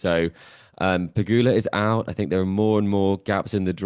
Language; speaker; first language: English; native; English